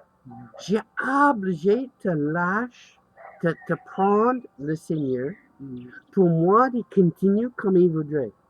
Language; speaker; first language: French; non-native, learner; English